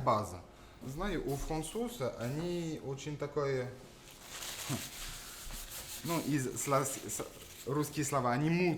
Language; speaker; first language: Russian; non-native, fluent; French